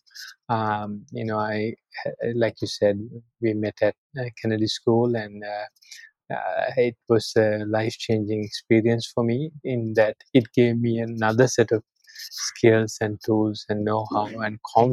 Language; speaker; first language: English; non-native, local second language; Sinhala